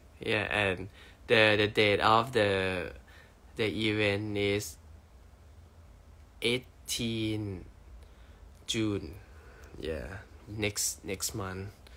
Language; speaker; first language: English; non-native, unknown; Thai